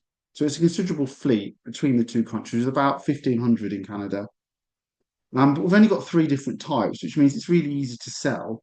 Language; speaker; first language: English; native; English